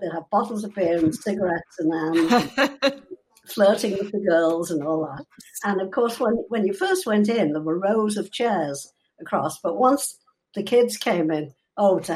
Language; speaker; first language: English; native; English